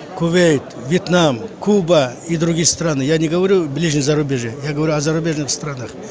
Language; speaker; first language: Russian; non-native, local second language; Kazakh